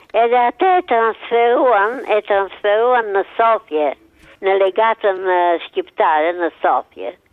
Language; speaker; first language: Albanian; early bilingual, heritage; Albanian